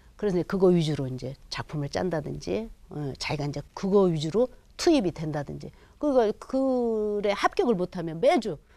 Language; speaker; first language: Korean; native; Korean